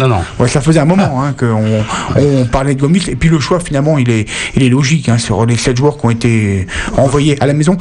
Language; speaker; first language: French; native; French